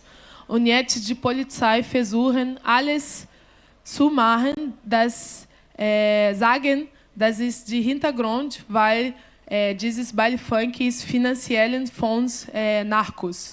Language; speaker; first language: German; non-native, learner; Portuguese